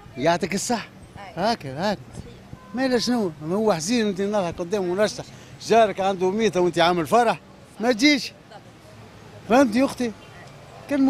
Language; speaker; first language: Arabic; native; Arabic